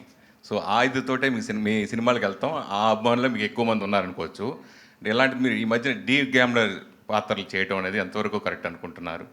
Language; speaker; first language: Telugu; native; Telugu